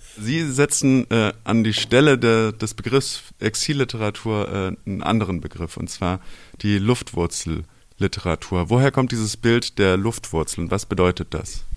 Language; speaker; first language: German; native; German